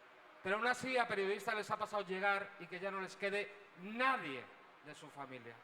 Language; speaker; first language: Spanish; native; Spanish